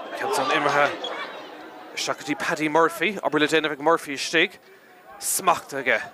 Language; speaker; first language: Irish; native; Irish